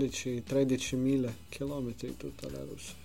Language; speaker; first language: Italian; non-native, learner; Russian